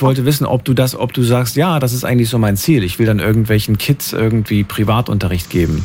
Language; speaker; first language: German; native; German